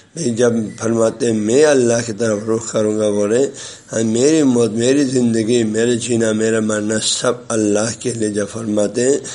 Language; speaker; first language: Urdu; non-native, local second language; Balti